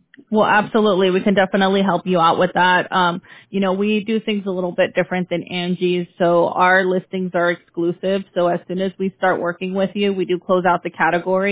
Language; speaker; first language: English; early bilingual, other home language; Spanish